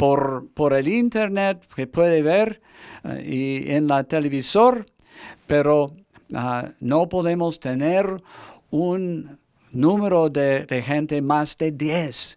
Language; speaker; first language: Spanish; non-native, fluent; English